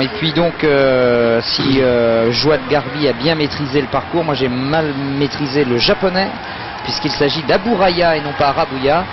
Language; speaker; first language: French; native; French